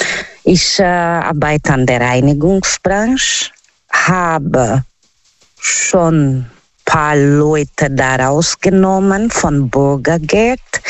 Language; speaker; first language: German; non-native, learner; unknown